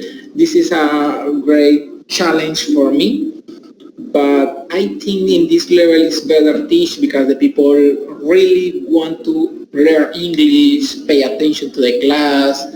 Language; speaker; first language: English; non-native, learner; Spanish